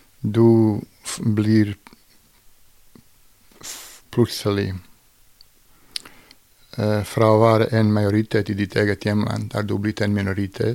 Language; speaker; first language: Norwegian; non-native, fluent; Bosnian